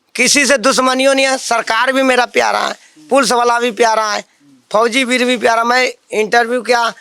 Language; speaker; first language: Hindi; non-native, local second language; Punjabi